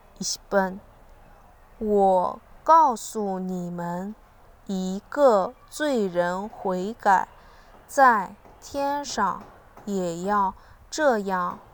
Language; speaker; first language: Chinese; non-native, learner; Korean